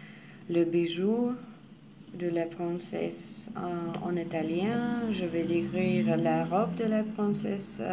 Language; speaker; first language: French; non-native, learner; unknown